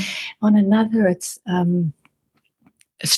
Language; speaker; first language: English; native; English